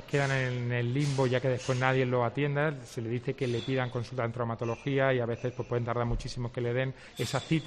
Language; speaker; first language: Spanish; native; Spanish